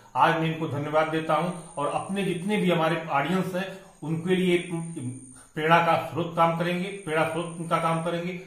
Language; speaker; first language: Hindi; native; Hindi